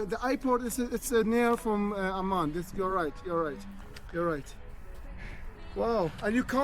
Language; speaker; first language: English; non-native, learner; Arabic